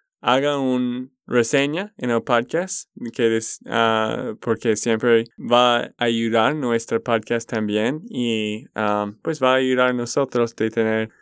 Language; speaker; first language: Spanish; non-native, learner; English